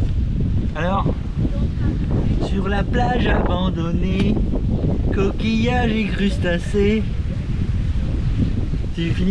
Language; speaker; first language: French; native; French